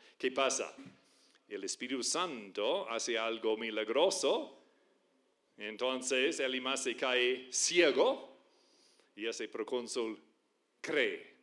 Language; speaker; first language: Spanish; non-native, fluent; English